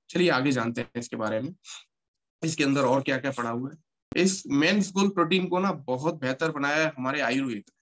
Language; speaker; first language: Hindi; native; Hindi